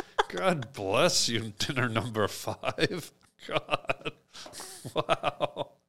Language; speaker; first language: English; native; English